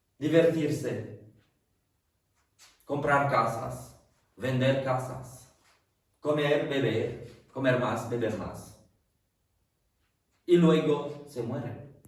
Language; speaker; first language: Spanish; non-native, fluent; French